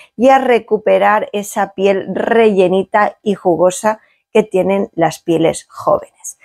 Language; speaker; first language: Spanish; native; Spanish